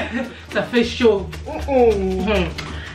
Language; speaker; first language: French; early bilingual, heritage; French